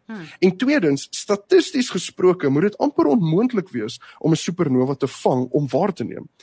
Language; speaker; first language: Afrikaans; native; Afrikaans